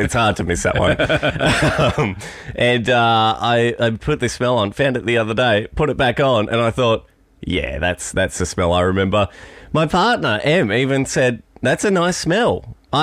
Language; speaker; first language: English; native; English